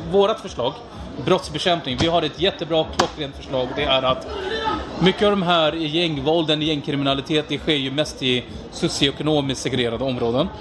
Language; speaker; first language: Swedish; non-native, fluent; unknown